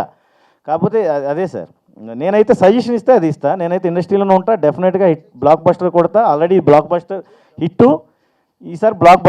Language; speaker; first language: Telugu; native; Telugu